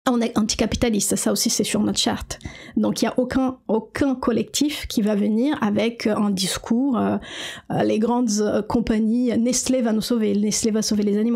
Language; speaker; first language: French; non-native, fluent; Portuguese